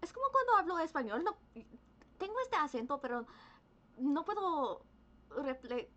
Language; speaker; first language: Spanish; early bilingual, other home language; English